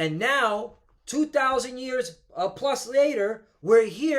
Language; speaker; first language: English; native; English